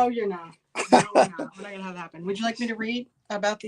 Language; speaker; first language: English; native; English